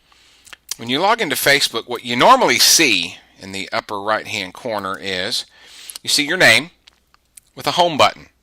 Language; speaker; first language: English; native; English